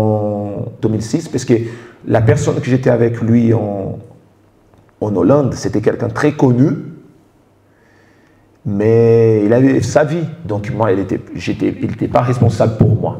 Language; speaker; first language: French; non-native, fluent; Portuguese